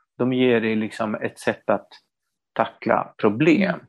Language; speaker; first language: Swedish; non-native, fluent; Spanish